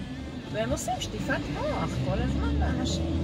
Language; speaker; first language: Hebrew; native; Hebrew